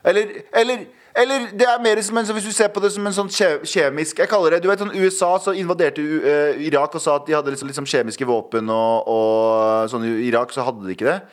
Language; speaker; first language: Norwegian; early bilingual, other home language; Kurdish